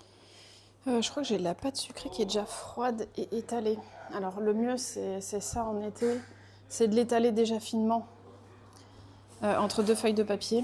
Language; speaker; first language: French; native; French